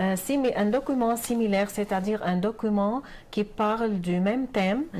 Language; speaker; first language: French; non-native, fluent; Arabic